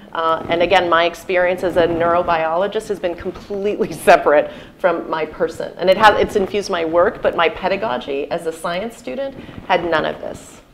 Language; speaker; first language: English; native; English